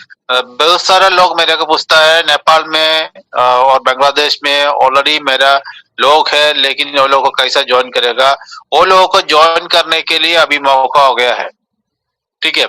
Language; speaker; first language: Hindi; non-native, local second language; Malayalam